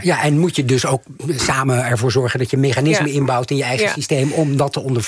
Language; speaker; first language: Dutch; native; Dutch